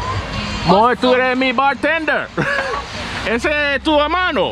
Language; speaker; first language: Spanish; non-native, learner; English